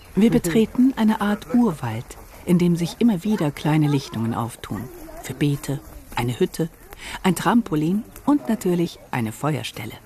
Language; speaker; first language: German; native; German